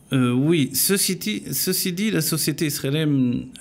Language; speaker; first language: French; native; French